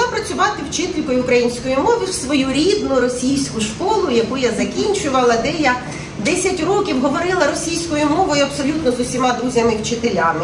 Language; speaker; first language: Ukrainian; non-native, local second language; Russian